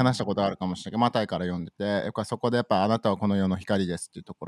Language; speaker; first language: Japanese; native; Japanese